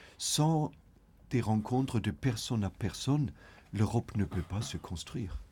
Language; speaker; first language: French; non-native, fluent; German